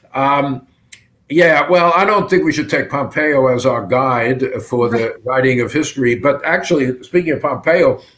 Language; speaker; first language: English; native; English